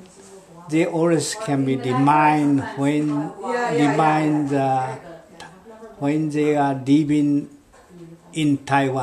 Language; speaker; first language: English; non-native, learner; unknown